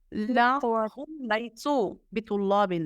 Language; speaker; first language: Arabic; non-native, learner; Urdu